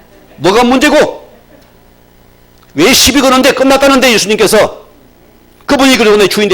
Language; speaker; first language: Korean; native; Korean